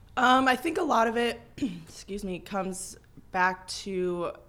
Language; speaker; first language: English; native; English